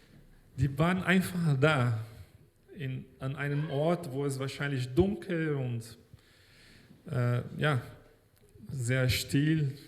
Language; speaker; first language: German; non-native, fluent; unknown